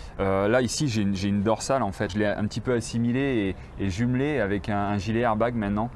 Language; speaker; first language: French; native; French